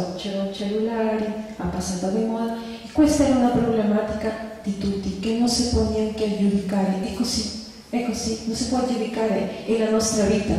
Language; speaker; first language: Italian; non-native, fluent; Spanish